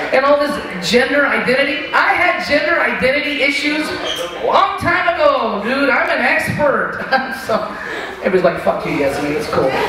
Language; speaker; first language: English; native; English